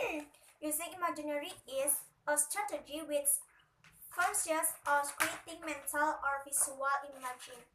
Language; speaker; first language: English; non-native, learner; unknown